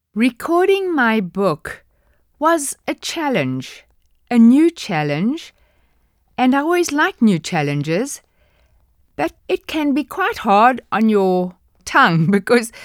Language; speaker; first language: English; native; English